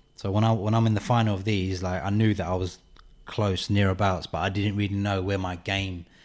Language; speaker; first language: English; native; English